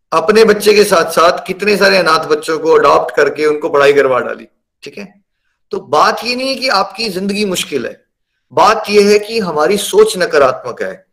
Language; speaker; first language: Hindi; native; Hindi